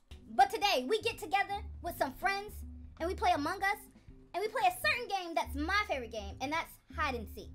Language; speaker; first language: English; native; English